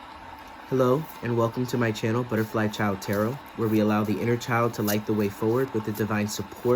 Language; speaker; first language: English; native; English